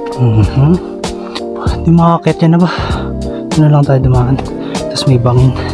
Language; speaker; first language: Filipino; non-native, local second language; Hiligaynon